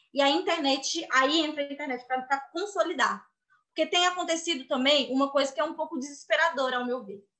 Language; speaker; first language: Portuguese; native; Portuguese